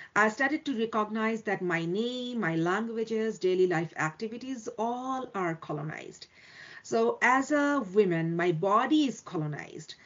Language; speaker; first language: English; non-native, local second language; Bangla